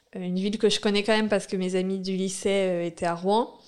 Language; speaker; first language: French; native; French